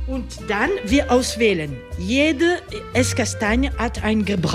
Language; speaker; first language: German; non-native, learner; French